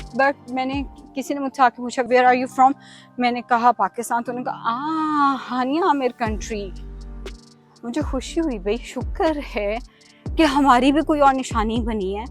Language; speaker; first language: Urdu; native; Urdu